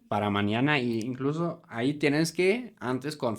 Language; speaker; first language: Spanish; non-native, fluent; German